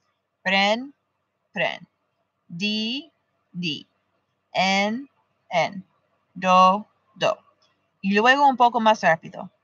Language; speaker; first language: Spanish; non-native, fluent; English